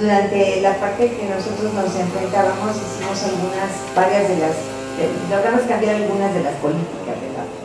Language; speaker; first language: Spanish; native; Spanish